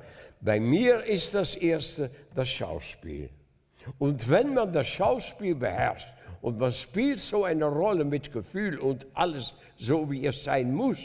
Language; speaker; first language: German; non-native, fluent; Dutch